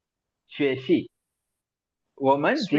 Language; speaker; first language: Chinese; non-native, fluent; Tamil